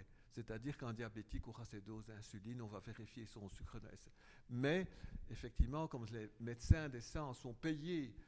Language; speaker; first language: French; native; French